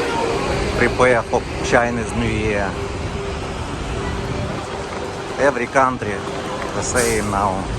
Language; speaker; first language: English; non-native, learner; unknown